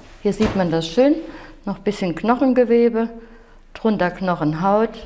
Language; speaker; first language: German; native; German